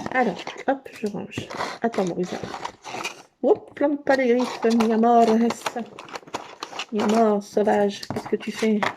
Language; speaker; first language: French; native; French